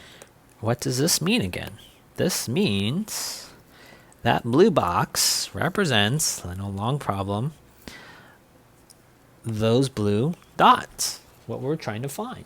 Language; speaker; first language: English; native; English